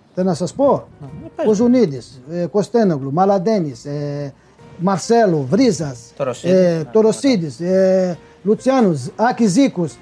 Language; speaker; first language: Greek; non-native, fluent; Portuguese